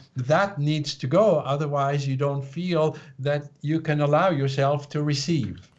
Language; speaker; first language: English; non-native, fluent; Swiss German